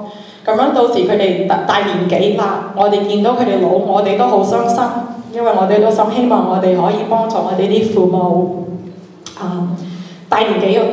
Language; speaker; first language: Cantonese; early bilingual, heritage; Cantonese